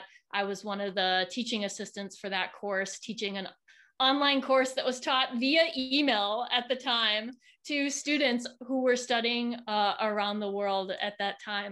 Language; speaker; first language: English; native; English